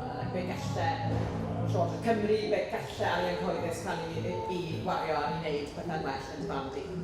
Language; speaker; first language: Welsh; non-native, local second language; English